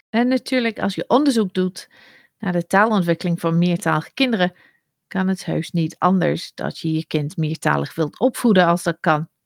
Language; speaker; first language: Dutch; non-native, fluent; English